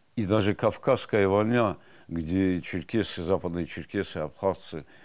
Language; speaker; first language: Russian; non-native, local second language; Avaric